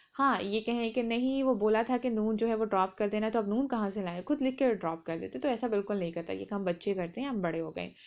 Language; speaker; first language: Urdu; native; Urdu